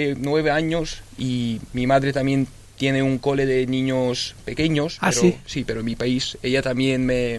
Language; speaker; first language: Spanish; early bilingual, other home language; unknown